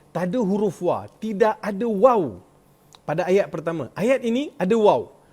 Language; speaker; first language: Malay; non-native, local second language; Tamil